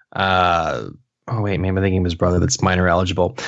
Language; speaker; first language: English; native; English